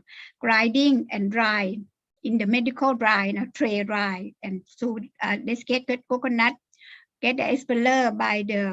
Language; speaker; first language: English; non-native, learner; Thai